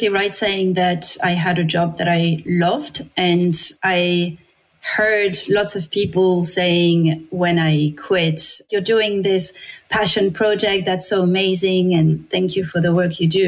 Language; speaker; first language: English; non-native, fluent; French